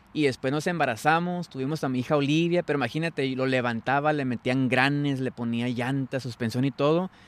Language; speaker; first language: Spanish; early bilingual, heritage; Spanish